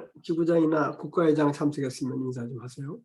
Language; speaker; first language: Korean; native; Korean